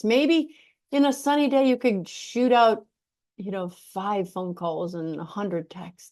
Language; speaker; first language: English; native; English